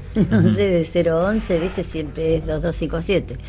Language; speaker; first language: Spanish; native; Spanish